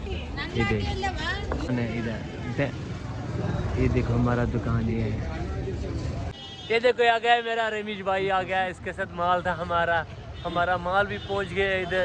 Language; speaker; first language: Hindi; non-native, local second language; Kashmiri